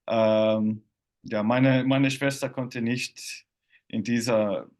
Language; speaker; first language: German; non-native, fluent; Finnish